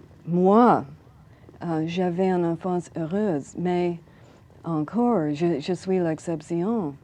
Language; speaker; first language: French; non-native, learner; English